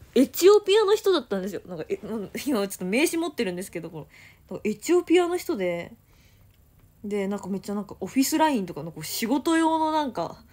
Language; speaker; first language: Japanese; native; Japanese